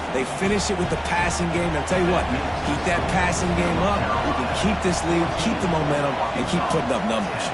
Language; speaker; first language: English; native; English